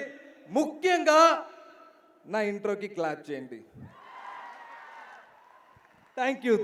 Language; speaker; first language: Telugu; non-native, learner; Malayalam